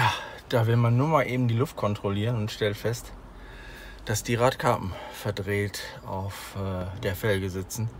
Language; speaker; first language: German; native; German